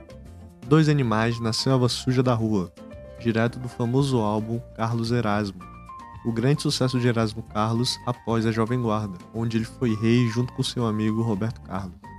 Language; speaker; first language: Portuguese; native; Portuguese